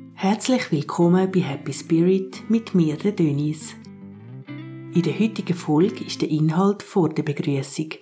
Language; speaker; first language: German; native; German